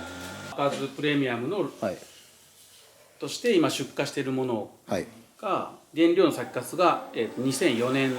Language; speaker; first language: Japanese; native; Japanese